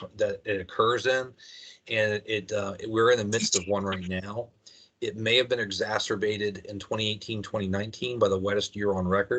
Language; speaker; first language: English; native; English